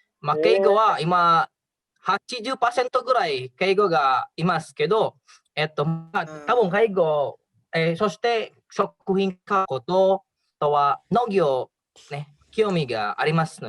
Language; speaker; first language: Japanese; non-native, learner; Indonesian